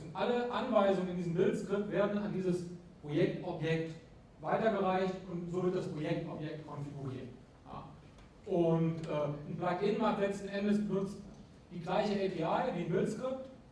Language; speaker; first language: German; native; German